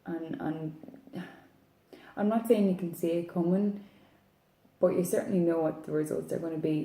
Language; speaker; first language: English; native; English